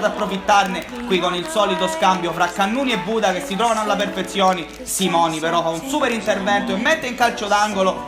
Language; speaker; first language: Italian; native; Italian